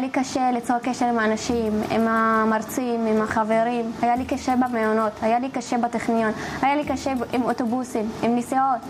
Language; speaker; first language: Hebrew; non-native, local second language; Arabic